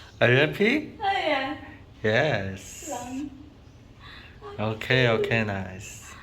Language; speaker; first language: English; non-native, learner; Korean